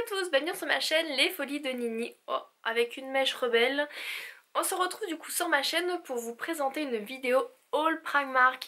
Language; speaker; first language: French; native; French